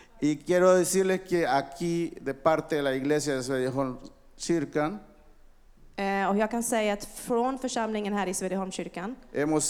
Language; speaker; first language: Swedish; non-native, learner; Spanish